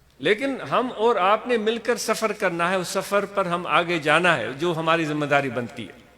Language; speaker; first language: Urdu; non-native, local second language; Sindhi